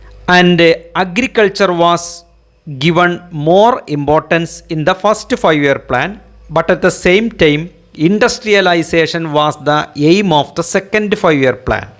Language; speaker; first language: English; non-native, local second language; Malayalam